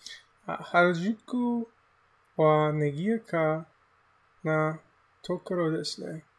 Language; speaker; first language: Japanese; non-native, learner; English